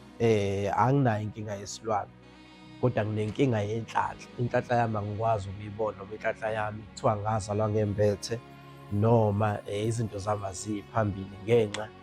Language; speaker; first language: Zulu; native; Zulu